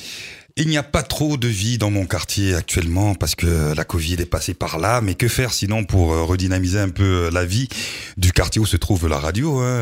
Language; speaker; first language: French; native; French